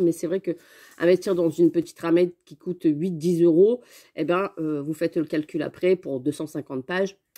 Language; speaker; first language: French; native; French